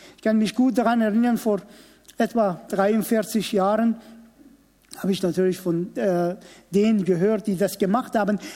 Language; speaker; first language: German; non-native, fluent; Persian